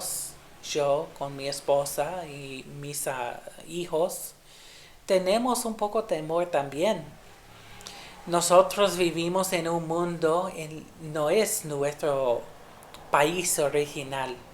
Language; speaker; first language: Spanish; non-native, fluent; English